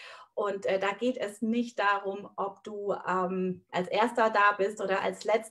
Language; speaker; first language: German; native; German